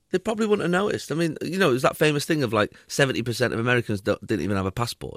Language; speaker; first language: English; native; English